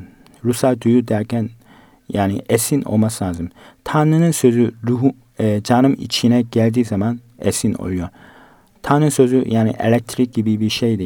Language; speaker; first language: Turkish; non-native, fluent; Korean